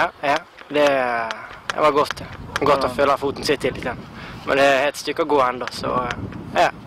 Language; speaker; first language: Norwegian; native; Norwegian